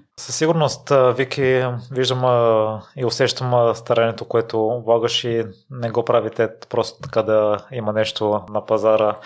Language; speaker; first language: Bulgarian; native; Bulgarian